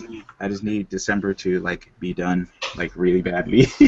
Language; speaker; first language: English; native; English